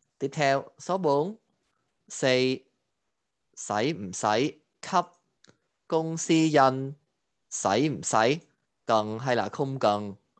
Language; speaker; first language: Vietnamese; non-native, fluent; Cantonese